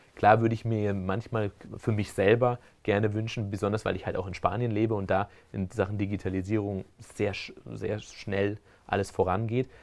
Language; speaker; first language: German; early bilingual, other home language; Spanish